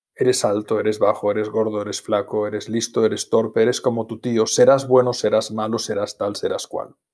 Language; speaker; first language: Spanish; native; Spanish